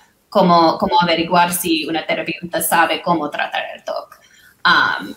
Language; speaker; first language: Spanish; non-native, fluent; English